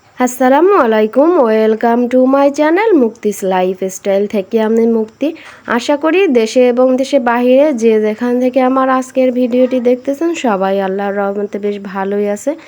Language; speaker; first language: Bangla; native; Bangla